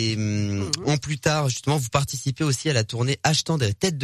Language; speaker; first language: French; native; French